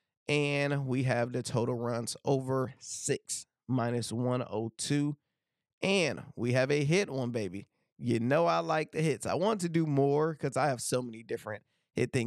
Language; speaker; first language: English; native; English